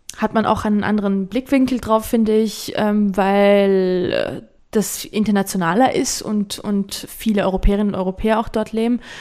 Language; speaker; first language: German; non-native, fluent; Georgian